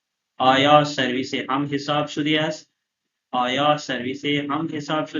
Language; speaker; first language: Persian; non-native, fluent; Urdu